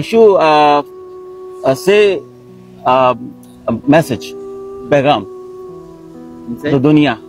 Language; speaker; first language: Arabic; non-native, learner; Oromo